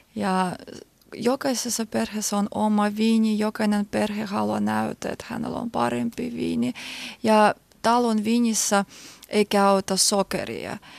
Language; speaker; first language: Finnish; non-native, learner; Georgian